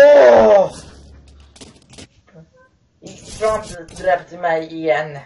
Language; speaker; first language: Norwegian; non-native, learner; Swedish